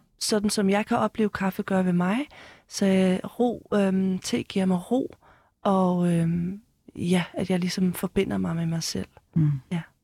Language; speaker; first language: Danish; early bilingual, heritage; Danish